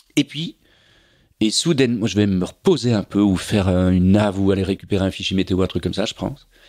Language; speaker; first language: French; native; French